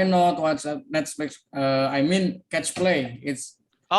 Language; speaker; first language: English; non-native, learner; Indonesian